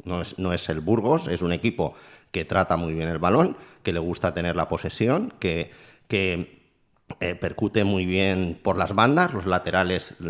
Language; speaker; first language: Spanish; native; Spanish